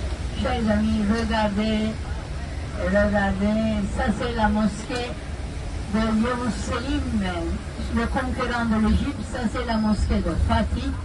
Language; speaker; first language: French; non-native, fluent; Turkish